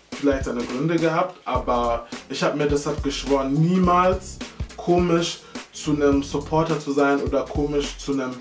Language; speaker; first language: German; early bilingual, heritage; German